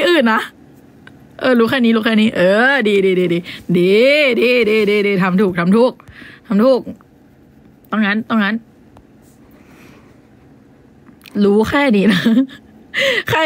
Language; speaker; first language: Thai; native; Thai